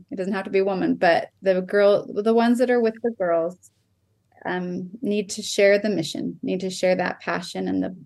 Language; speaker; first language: English; native; English